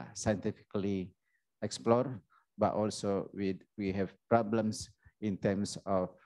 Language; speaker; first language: English; non-native, fluent; Indonesian